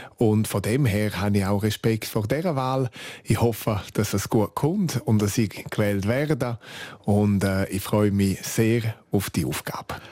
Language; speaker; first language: German; non-native, local second language; Romansh